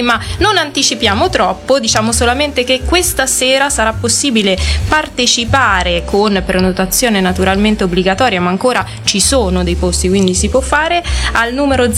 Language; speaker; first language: Italian; native; Italian